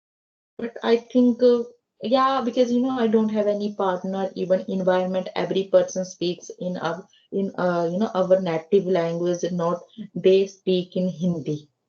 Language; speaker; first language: English; non-native, learner; Hindi